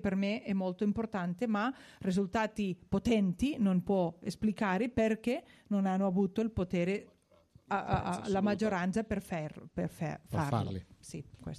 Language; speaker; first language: Italian; non-native, fluent; Spanish